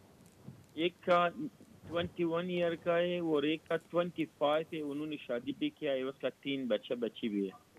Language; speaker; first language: Hindi; non-native, learner; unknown